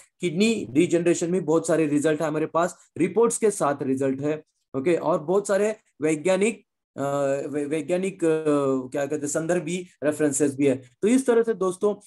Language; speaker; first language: Hindi; non-native, local second language; Marathi